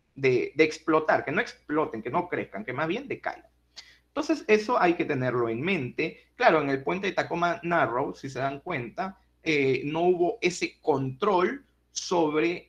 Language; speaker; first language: Spanish; native; Spanish